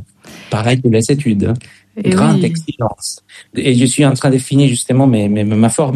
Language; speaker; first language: French; non-native, fluent; Spanish